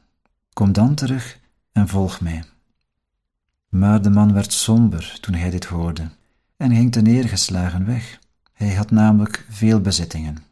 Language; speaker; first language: Dutch; native; Dutch